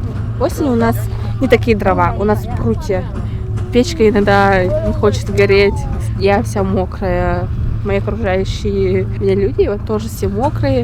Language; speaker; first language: Russian; non-native, local second language; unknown